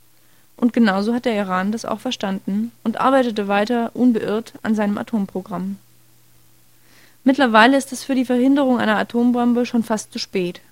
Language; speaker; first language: German; native; German